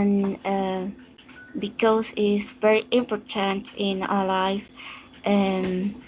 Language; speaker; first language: English; non-native, learner; Spanish